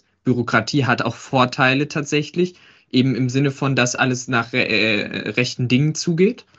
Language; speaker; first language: German; native; German